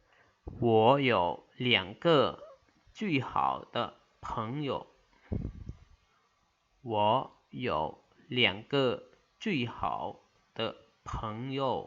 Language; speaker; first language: Chinese; non-native, fluent; Lao